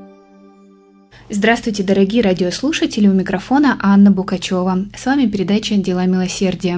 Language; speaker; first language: Russian; native; Russian